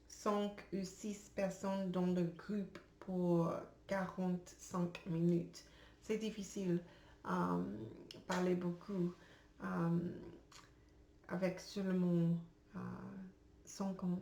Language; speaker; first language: French; non-native, learner; English